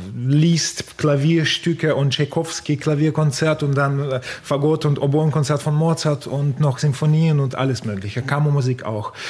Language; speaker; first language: German; non-native, fluent; Russian